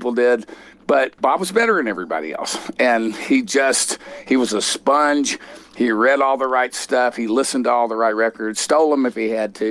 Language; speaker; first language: English; native; English